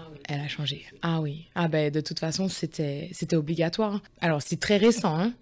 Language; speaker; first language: French; native; French